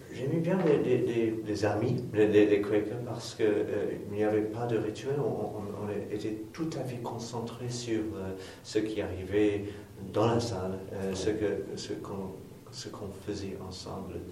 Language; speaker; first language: French; non-native, fluent; English